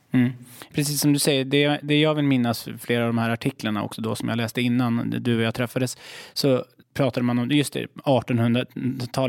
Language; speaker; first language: Swedish; native; Swedish